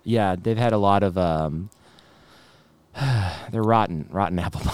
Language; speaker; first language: English; native; English